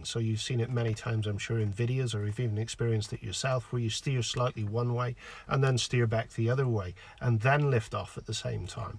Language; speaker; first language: English; native; English